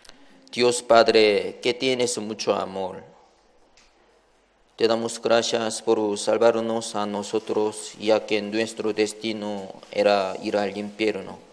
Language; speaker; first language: Spanish; non-native, learner; Korean